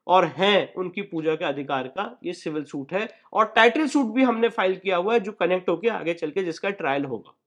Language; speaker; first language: Hindi; native; Hindi